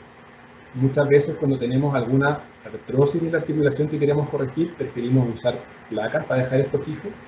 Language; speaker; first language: Spanish; native; Spanish